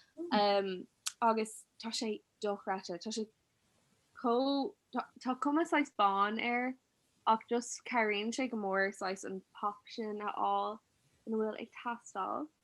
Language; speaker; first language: Irish; non-native, local second language; English